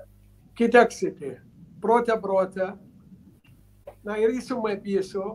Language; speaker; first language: Greek; non-native, learner; Arabic